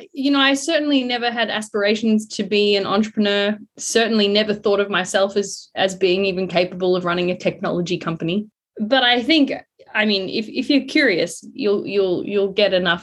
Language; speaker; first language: English; native; English